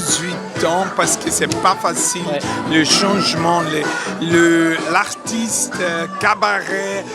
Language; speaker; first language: French; non-native, learner; Portuguese